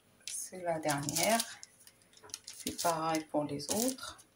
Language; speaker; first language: French; non-native, local second language; Arabic